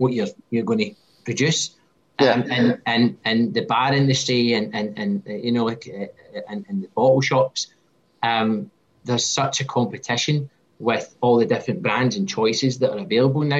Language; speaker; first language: English; native; English